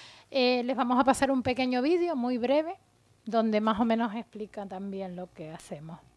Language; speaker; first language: Spanish; native; Spanish